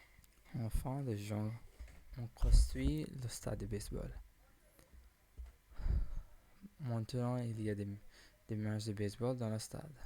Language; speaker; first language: French; non-native, learner; English